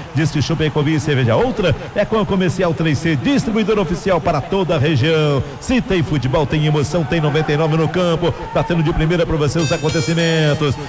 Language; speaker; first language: Portuguese; native; Portuguese